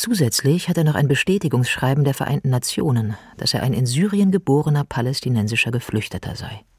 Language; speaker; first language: German; native; German